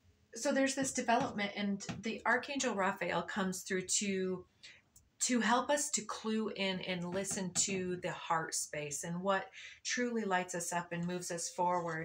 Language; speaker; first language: English; native; English